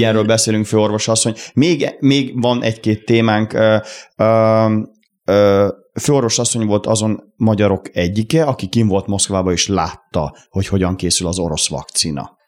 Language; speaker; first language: Hungarian; native; Hungarian